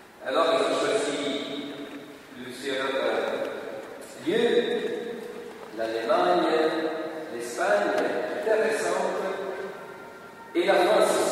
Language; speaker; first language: French; non-native, learner; Italian